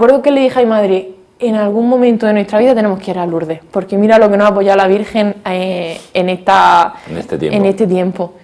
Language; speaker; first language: Spanish; native; Spanish